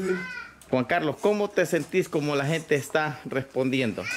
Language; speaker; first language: Spanish; native; Spanish